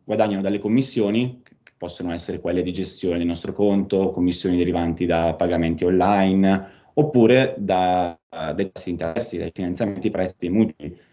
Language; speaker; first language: Italian; native; Italian